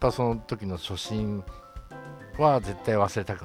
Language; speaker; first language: Japanese; native; Japanese